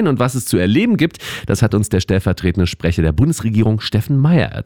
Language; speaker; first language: German; native; German